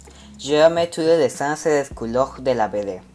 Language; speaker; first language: French; non-native, learner; Spanish